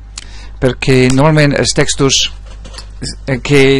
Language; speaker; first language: Catalan; non-native, local second language; Spanish